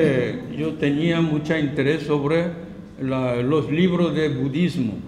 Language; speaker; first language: Spanish; non-native, learner; Korean